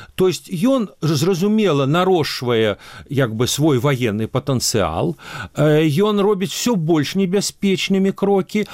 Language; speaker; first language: Belarusian; non-native, local second language; Russian